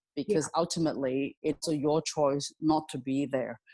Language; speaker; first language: English; non-native, local second language; Cantonese